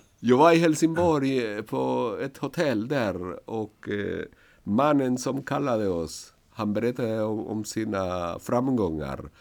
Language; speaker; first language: Swedish; non-native, fluent; Spanish